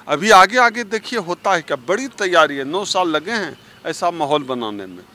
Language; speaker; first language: Hindi; native; Hindi